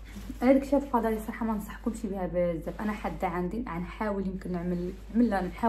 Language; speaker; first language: Arabic; early bilingual, heritage; Arabic